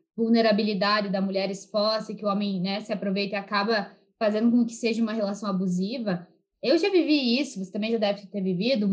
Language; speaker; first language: Portuguese; native; Portuguese